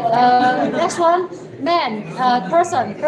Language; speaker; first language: English; non-native, fluent; Chinese